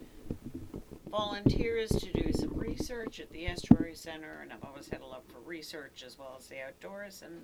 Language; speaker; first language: English; native; English